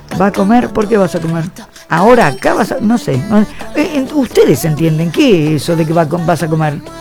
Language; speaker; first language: Spanish; native; Spanish